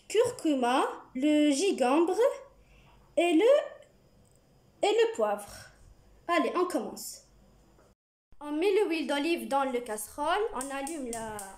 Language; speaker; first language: French; non-native, learner; Arabic